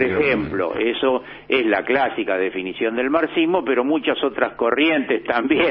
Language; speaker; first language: Spanish; native; Spanish